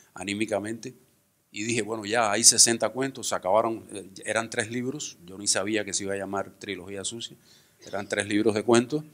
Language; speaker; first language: Spanish; native; Spanish